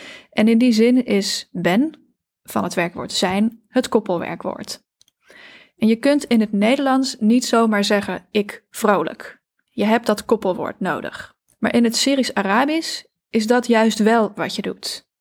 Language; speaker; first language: Dutch; native; Dutch